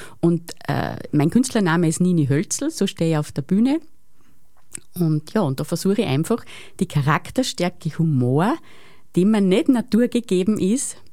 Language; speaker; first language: German; native; German